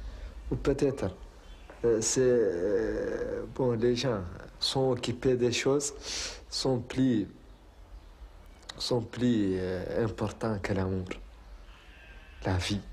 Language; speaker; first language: French; non-native, local second language; Arabic